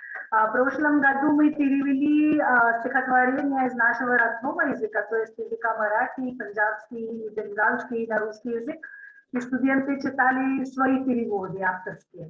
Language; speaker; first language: Russian; non-native, fluent; Marathi